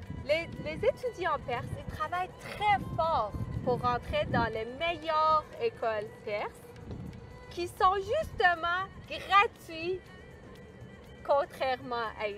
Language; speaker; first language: French; non-native, fluent; Persian